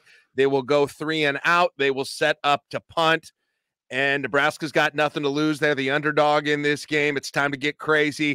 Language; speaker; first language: English; native; English